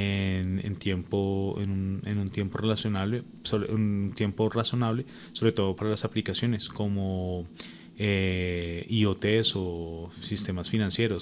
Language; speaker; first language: Spanish; native; Spanish